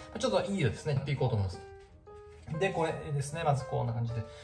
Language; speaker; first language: Japanese; native; Japanese